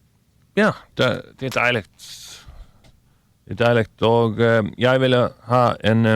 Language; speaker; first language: Danish; non-native, learner; Icelandic